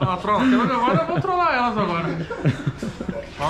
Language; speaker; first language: Portuguese; native; Portuguese